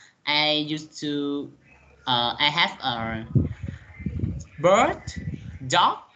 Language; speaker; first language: English; non-native, learner; Vietnamese